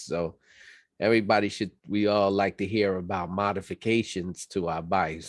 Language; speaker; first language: English; native; English